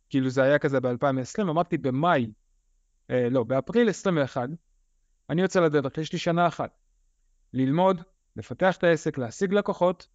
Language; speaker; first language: Hebrew; early bilingual, other home language; Russian